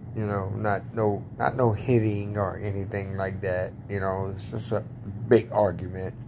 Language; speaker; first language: English; native; English